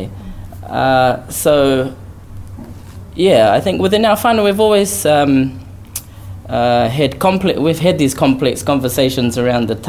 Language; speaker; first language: English; native; English